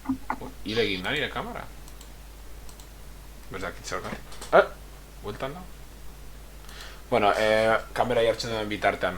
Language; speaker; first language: Basque; non-native, local second language; Spanish